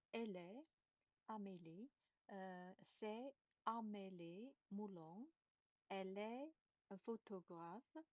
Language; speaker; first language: French; non-native, learner; Chinese